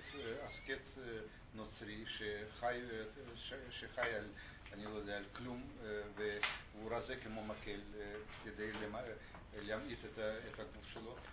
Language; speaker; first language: Hebrew; non-native, fluent; Russian